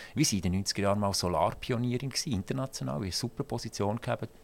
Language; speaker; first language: German; native; German